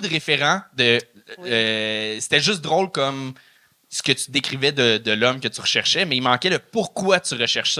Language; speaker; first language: French; native; French